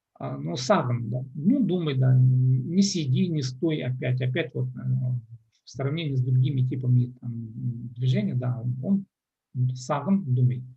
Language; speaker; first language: Russian; non-native, local second language; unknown